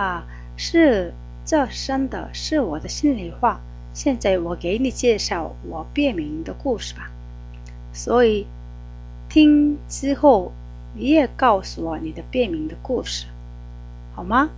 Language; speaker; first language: Chinese; non-native, fluent; Korean